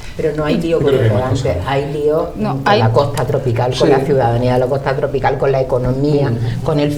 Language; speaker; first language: Spanish; native; Spanish